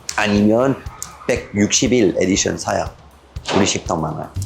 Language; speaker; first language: Korean; non-native, learner; French